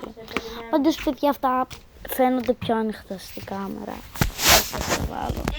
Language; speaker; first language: Greek; native; Greek